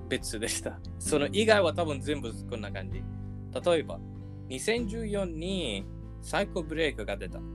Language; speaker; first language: Japanese; non-native, learner; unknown